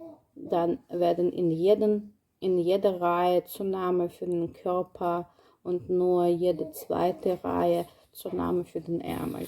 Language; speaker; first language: German; non-native, learner; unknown